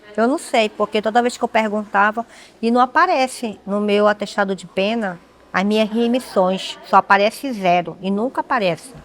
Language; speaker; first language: Portuguese; native; Portuguese